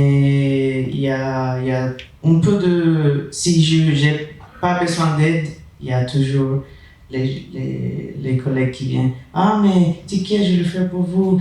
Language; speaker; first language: French; non-native, fluent; Spanish